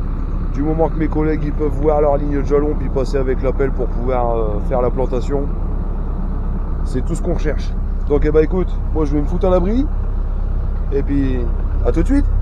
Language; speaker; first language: French; native; French